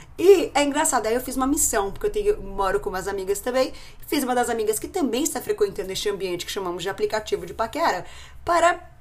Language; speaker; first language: Portuguese; native; Portuguese